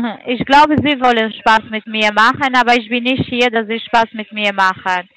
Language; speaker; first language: German; non-native, fluent; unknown